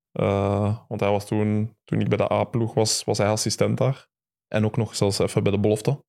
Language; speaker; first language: Dutch; early bilingual, other home language; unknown